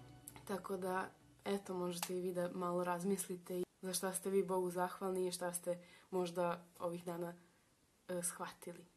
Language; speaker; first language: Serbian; non-native, local second language; Slovak